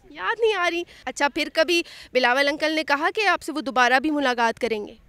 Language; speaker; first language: Urdu; native; Urdu